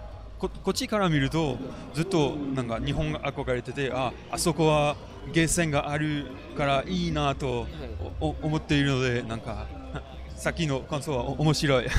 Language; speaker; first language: Japanese; non-native, fluent; French